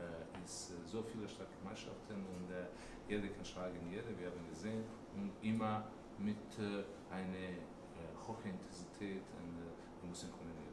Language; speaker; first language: German; non-native, learner; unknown